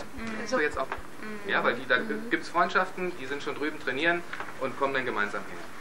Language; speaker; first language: German; native; German